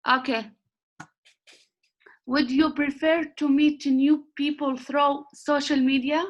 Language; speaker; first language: English; non-native, learner; Arabic